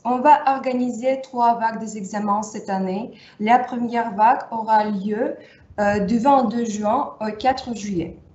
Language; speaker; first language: French; non-native, fluent; Russian